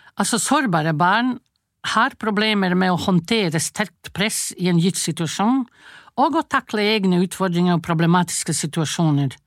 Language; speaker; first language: Norwegian; non-native, fluent; Croatian